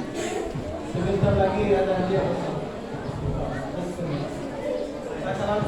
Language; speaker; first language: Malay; non-native, learner; Arabic